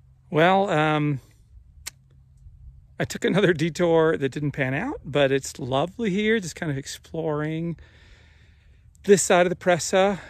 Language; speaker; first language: English; native; English